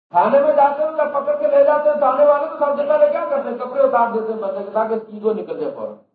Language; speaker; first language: Urdu; non-native, local second language; Punjabi